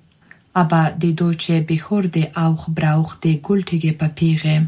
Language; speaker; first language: German; non-native, fluent; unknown